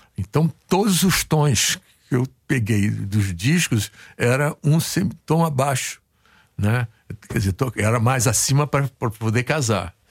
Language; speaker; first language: Portuguese; native; Portuguese